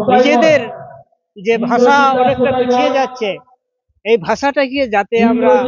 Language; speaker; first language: Bangla; non-native, local second language; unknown